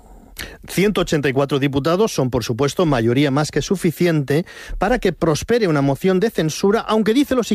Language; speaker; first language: Spanish; native; Spanish